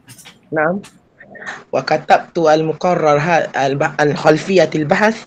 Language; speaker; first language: Arabic; non-native, fluent; Malay